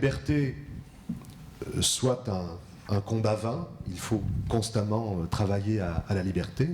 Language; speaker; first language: French; native; French